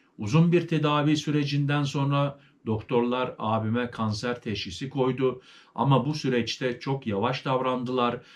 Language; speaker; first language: Turkish; early bilingual, heritage; Turkish